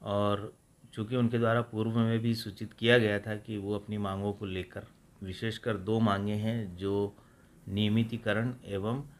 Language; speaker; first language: Hindi; native; Hindi